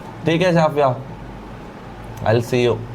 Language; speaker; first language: Hindi; non-native, local second language; Malayalam